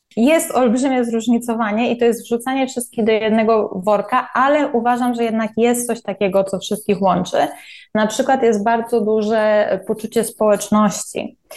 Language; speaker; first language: Polish; native; Polish